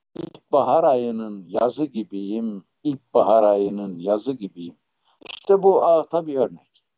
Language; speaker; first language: Turkish; native; Turkish